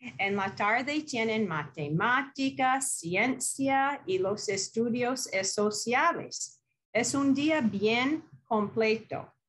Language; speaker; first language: Spanish; non-native, fluent; English